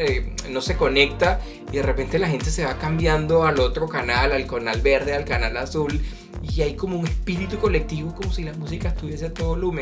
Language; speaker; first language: Spanish; native; Spanish